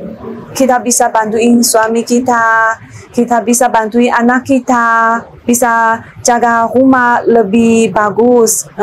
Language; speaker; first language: Indonesian; non-native, learner; Chinese